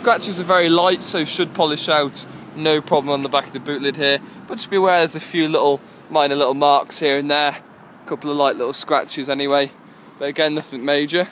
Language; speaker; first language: English; native; English